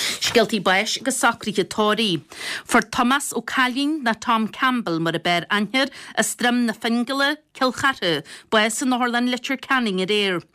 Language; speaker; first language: Irish; native; Irish